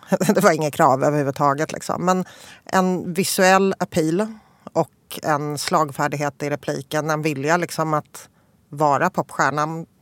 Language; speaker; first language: Swedish; early bilingual, other home language; Polish